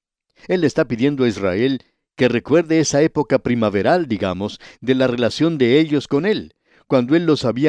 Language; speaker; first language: Spanish; native; Spanish